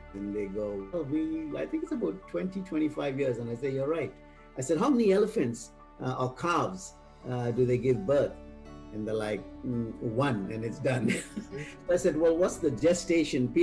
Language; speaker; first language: English; non-native, local second language; Tamil